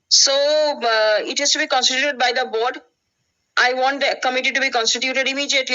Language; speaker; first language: English; non-native, local second language; Bangla